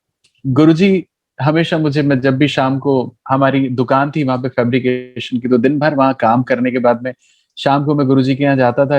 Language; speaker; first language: Hindi; native; Hindi